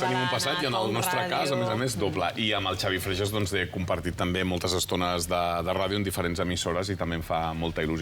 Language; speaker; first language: Catalan; native; Catalan